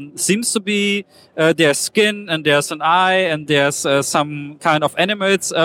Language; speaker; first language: English; non-native, fluent; German